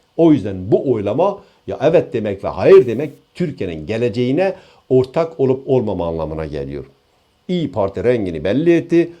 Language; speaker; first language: Turkish; native; Turkish